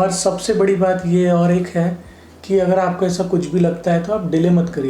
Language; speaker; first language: Hindi; native; Hindi